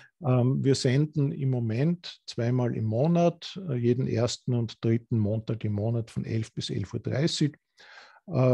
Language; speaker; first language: German; native; German